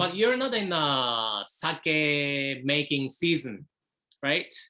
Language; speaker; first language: English; non-native, fluent; Japanese